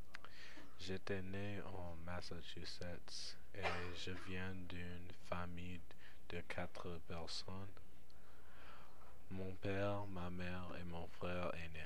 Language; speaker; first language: French; non-native, learner; English